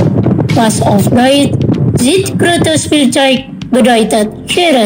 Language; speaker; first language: German; non-native, fluent; Indonesian